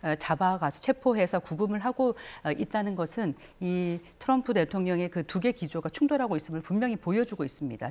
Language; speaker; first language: Korean; native; Korean